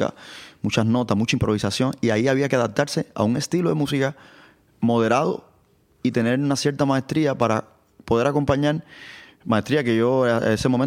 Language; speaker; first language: Spanish; native; Spanish